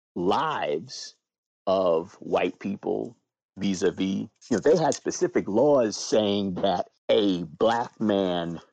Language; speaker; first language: English; native; English